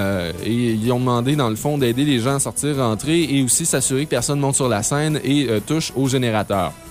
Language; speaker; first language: French; native; French